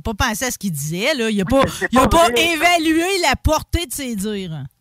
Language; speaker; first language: French; native; French